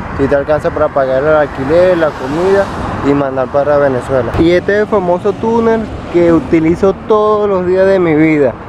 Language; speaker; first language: Spanish; native; Spanish